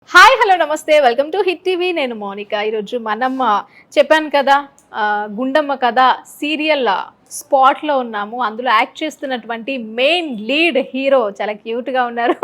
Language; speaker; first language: Telugu; native; Telugu